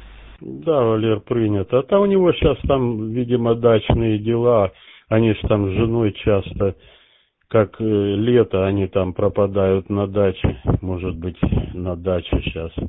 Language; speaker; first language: Russian; native; Russian